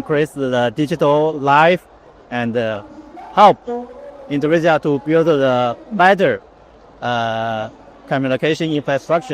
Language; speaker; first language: English; non-native, fluent; Chinese